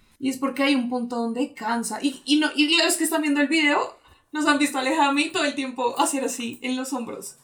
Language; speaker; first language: Spanish; native; Spanish